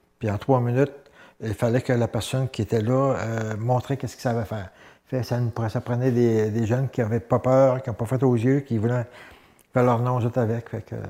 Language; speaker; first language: French; native; French